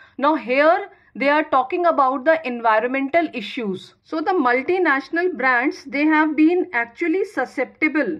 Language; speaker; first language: English; non-native, local second language; Hindi